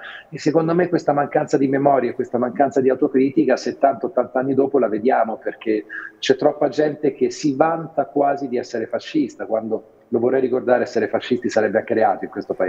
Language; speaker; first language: Italian; native; Italian